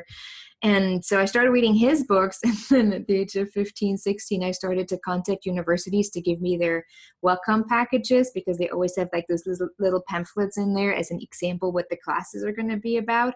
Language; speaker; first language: English; non-native, fluent; German